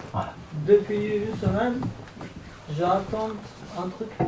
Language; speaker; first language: French; non-native, learner; Kurdish